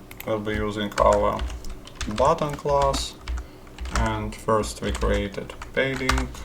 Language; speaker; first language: English; non-native, fluent; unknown